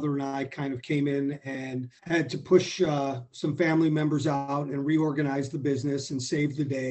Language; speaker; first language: English; native; English